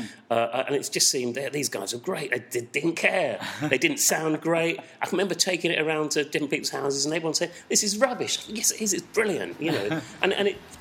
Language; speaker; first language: English; native; English